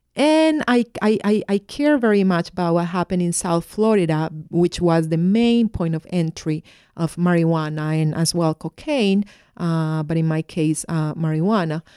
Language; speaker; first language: English; non-native, fluent; Spanish